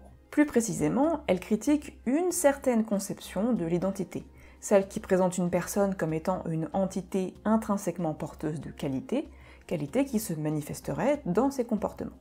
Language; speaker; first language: French; native; French